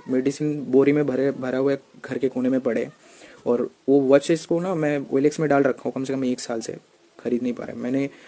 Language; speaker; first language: Hindi; non-native, local second language; Bangla